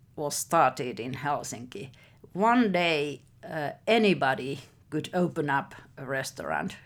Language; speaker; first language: English; non-native, fluent; Finnish